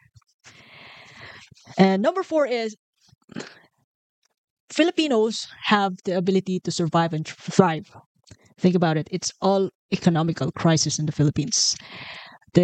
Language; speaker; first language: English; non-native, local second language; Filipino